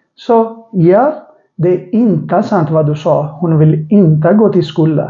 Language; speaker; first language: Swedish; non-native, learner; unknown